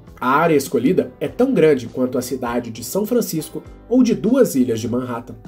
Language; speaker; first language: Portuguese; native; Portuguese